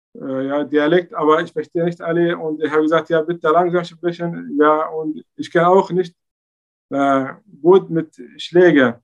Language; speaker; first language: German; non-native, learner; Arabic